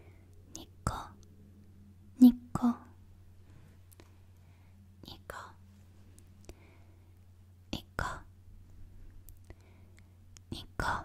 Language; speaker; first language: Japanese; non-native, learner; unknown